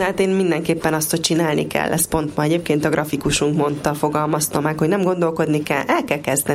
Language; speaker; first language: Hungarian; native; Hungarian